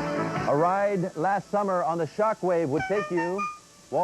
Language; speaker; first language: English; native; English